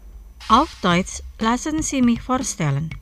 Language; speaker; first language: German; non-native, fluent; Indonesian